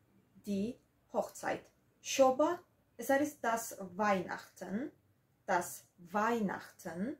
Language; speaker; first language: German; non-native, fluent; Georgian